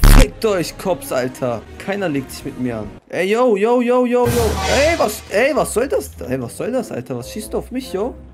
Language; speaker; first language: German; early bilingual, other home language; Kurdish